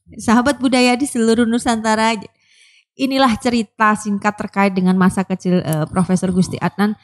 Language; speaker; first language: Indonesian; non-native, local second language; Minangkabau